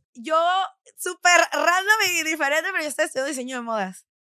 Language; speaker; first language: Spanish; native; Spanish